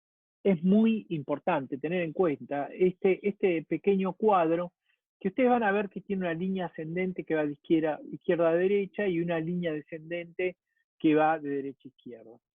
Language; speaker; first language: Spanish; native; Spanish